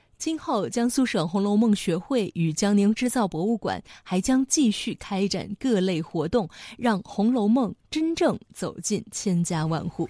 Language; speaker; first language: Chinese; native; Chinese